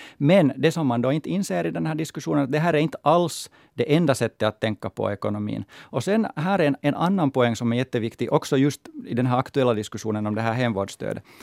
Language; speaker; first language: Swedish; native; Swedish